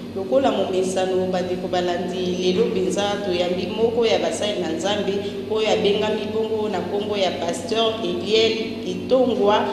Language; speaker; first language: Lingala; native; Lingala